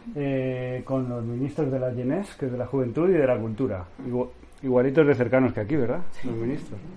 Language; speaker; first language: Spanish; native; Spanish